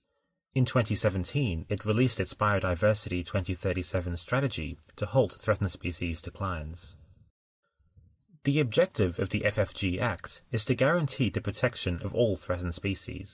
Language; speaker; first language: English; native; English